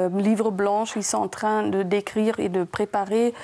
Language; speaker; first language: French; non-native, fluent; German